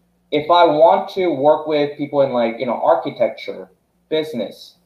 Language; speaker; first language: English; non-native, fluent; Korean